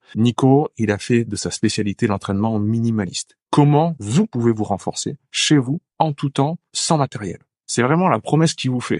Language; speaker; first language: French; native; French